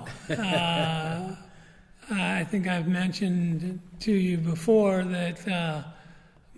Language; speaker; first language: English; native; English